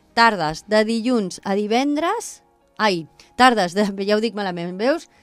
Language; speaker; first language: Catalan; non-native, local second language; Spanish